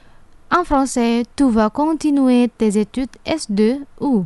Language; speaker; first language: French; non-native, fluent; Indonesian